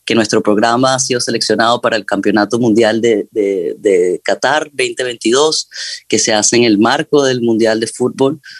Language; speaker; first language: Spanish; native; Spanish